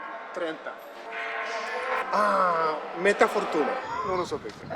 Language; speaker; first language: Italian; non-native, learner; Japanese